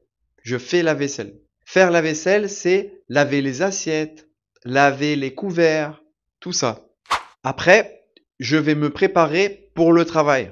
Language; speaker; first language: French; native; French